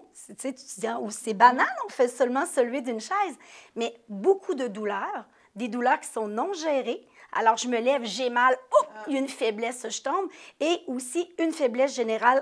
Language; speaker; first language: French; native; French